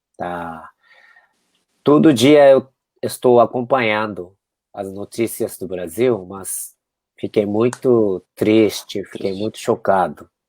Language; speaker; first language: Portuguese; non-native, fluent; Japanese